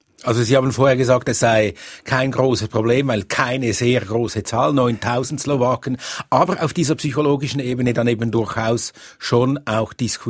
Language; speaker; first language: German; native; German